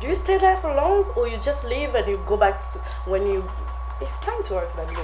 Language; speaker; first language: English; non-native, learner; French